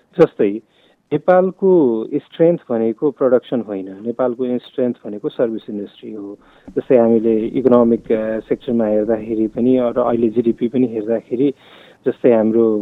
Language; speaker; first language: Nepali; non-native, local second language; Maithili